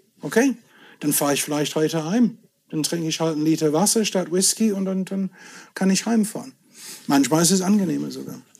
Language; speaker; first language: German; non-native, fluent; English